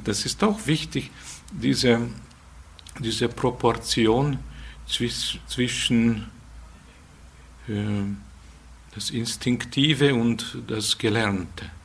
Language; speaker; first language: German; non-native, fluent; Hungarian